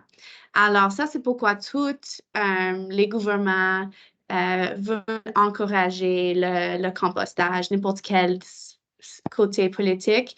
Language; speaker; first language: French; non-native, local second language; English